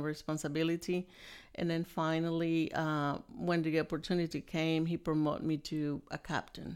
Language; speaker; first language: English; non-native, fluent; Spanish